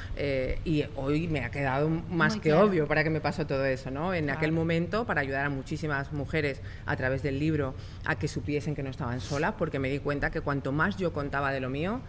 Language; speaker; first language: Spanish; native; Spanish